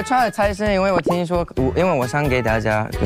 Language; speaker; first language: Chinese; non-native, fluent; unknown